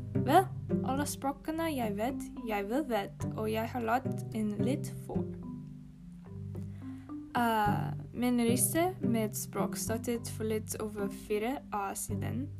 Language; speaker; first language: Norwegian; non-native, learner; English